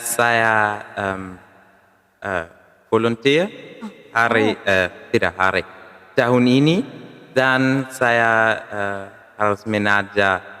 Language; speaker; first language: Indonesian; non-native, learner; German